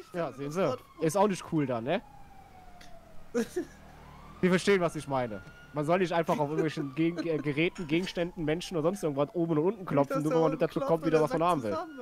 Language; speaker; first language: German; native; German